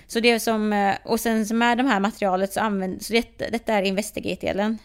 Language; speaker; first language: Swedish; early bilingual, other home language; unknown